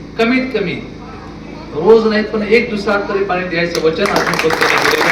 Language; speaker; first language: Marathi; native; Marathi